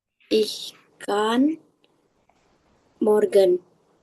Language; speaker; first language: German; non-native, learner; Indonesian